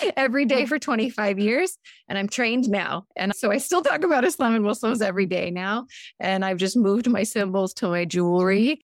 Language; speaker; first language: English; early bilingual, other home language; Serbian